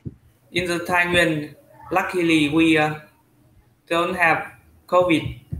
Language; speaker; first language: English; non-native, learner; Vietnamese